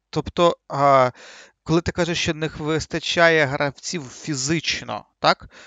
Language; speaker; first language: Ukrainian; native; Ukrainian